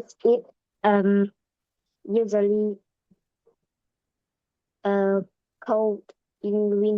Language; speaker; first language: English; non-native, learner; Vietnamese